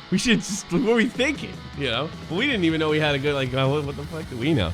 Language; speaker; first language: English; native; English